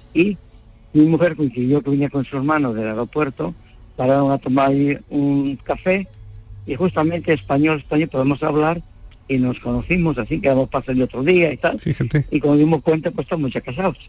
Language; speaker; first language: Spanish; native; Spanish